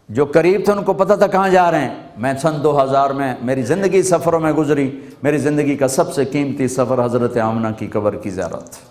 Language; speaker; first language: Urdu; non-native, local second language; Punjabi